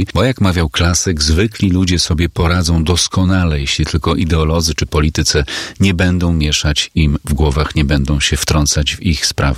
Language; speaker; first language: Polish; native; Polish